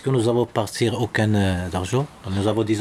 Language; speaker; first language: French; non-native, learner; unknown